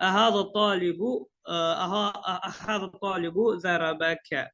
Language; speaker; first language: Arabic; non-native, fluent; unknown